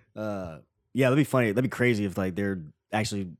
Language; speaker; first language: English; early bilingual, other home language; Filipino